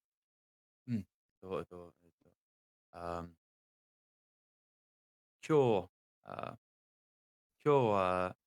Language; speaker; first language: Japanese; non-native, learner; English